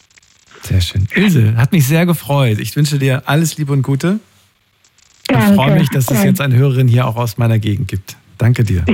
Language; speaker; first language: German; native; German